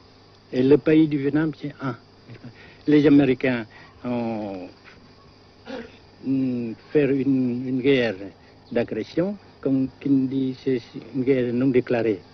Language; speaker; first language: French; non-native, local second language; Vietnamese